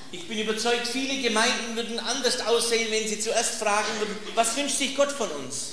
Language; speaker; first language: German; native; German